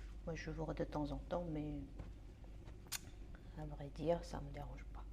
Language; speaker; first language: French; non-native, fluent; Korean